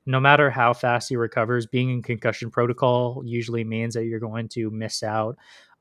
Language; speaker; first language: English; native; English